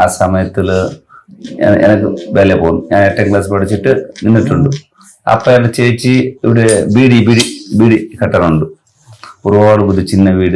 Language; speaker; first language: Malayalam; non-native, local second language; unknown